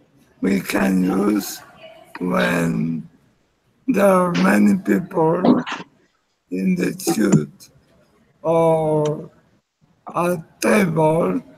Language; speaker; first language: English; non-native, learner; Spanish